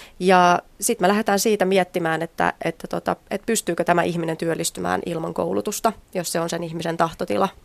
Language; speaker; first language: Finnish; native; Finnish